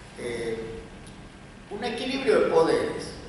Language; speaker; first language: Spanish; native; Spanish